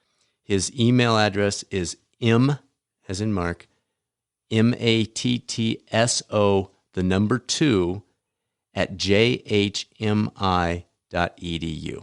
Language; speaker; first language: English; native; English